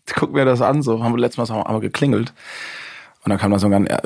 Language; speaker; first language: German; native; German